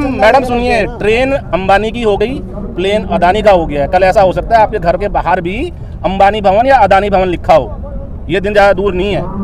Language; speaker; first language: Hindi; native; Hindi